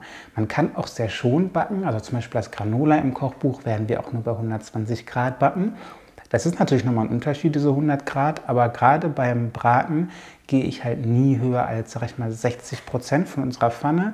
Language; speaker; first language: German; native; German